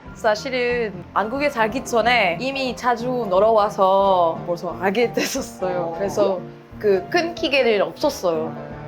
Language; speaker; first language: Korean; non-native, fluent; French